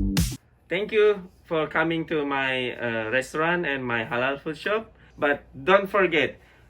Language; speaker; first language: English; non-native, fluent; Indonesian